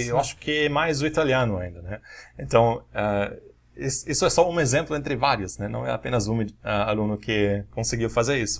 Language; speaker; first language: Portuguese; non-native, fluent; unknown